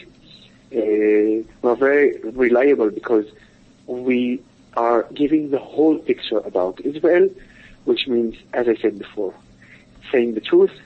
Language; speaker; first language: English; non-native, fluent; Arabic